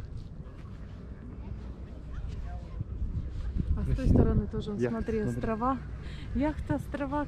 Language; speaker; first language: Russian; native; Russian